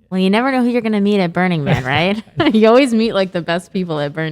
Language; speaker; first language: English; native; English